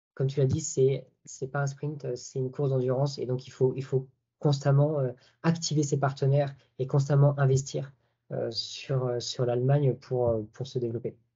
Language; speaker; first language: French; native; French